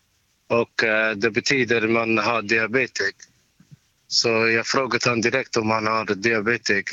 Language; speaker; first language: Swedish; non-native, learner; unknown